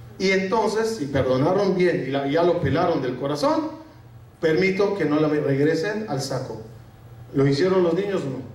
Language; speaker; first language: Spanish; non-native, fluent; Arabic